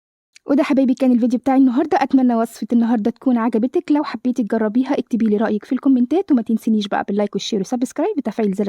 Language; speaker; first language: Arabic; native; Arabic